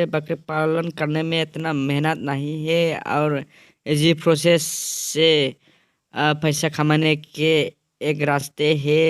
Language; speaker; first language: Hindi; non-native, local second language; Bodo